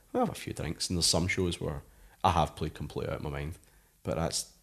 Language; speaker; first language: English; native; English